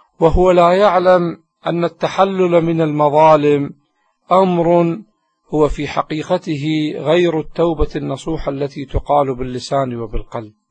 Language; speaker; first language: Arabic; native; Arabic